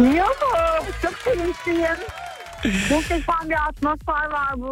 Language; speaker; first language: Turkish; early bilingual, other home language; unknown